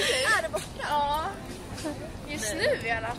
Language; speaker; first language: Swedish; native; Swedish